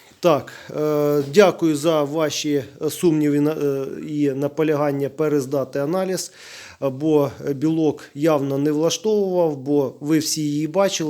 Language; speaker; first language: Ukrainian; native; Ukrainian